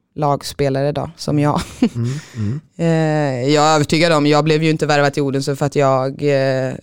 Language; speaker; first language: Swedish; native; Swedish